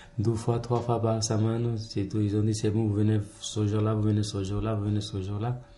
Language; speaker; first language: French; non-native, learner; Punjabi